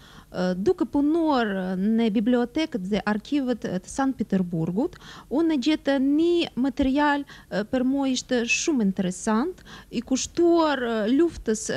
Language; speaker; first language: Albanian; non-native, fluent; Russian